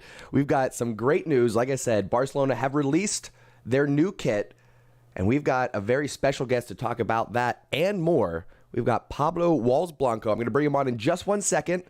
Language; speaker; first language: English; native; English